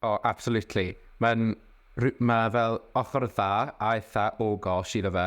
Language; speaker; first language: Welsh; non-native, local second language; English